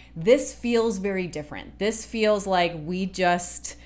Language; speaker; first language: English; native; English